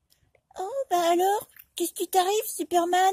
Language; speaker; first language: French; native; French